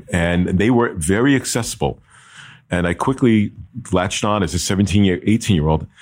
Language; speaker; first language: English; native; English